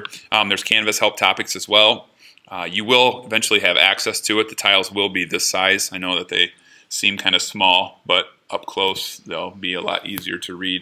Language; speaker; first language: English; native; English